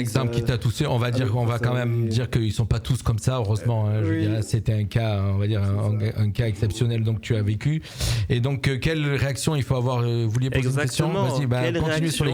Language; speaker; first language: French; native; French